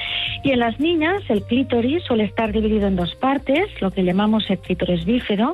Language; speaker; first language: Spanish; native; Spanish